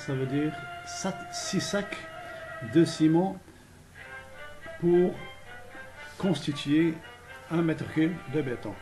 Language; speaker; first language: French; non-native, local second language; Arabic